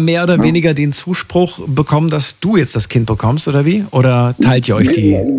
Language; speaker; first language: German; native; German